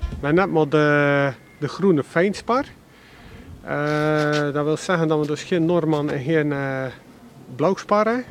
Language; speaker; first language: Dutch; native; Dutch